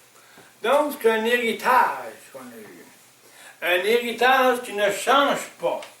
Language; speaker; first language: French; native; French